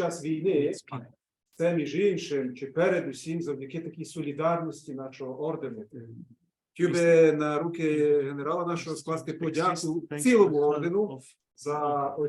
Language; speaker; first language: Ukrainian; native; Ukrainian